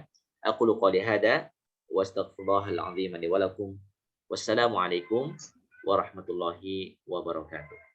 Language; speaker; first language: Arabic; non-native, fluent; Indonesian